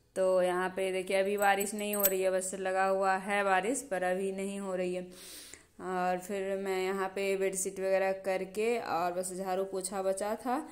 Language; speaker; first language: Hindi; native; Hindi